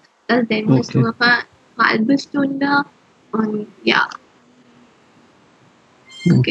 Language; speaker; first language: German; non-native, fluent; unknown